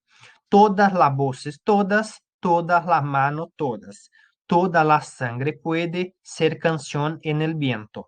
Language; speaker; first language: Spanish; non-native, fluent; Portuguese